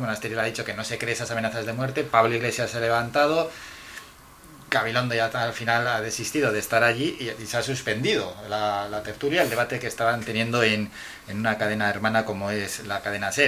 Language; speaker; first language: Spanish; native; Spanish